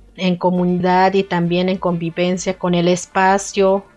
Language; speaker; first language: Spanish; non-native, local second language; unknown